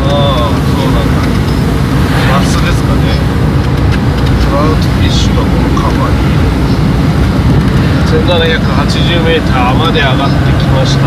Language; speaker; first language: Japanese; native; Japanese